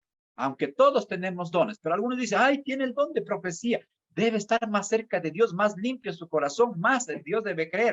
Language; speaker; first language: Spanish; native; Spanish